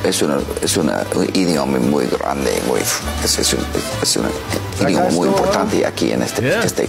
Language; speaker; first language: Spanish; non-native, learner; English